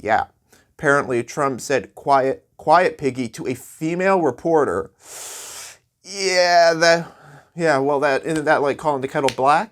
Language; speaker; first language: English; native; English